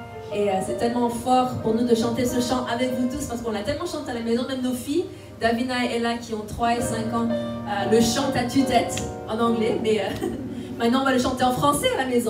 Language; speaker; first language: French; native; French